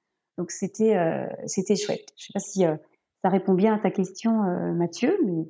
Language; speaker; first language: French; native; French